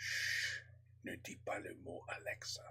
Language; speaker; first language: French; non-native, fluent; English